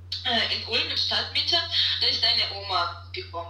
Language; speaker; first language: German; non-native, fluent; Russian